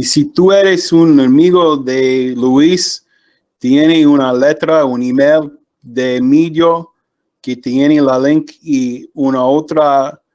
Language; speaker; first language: Spanish; non-native, learner; English